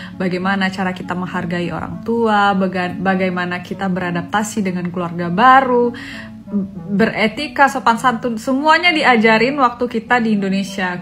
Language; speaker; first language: Indonesian; native; Indonesian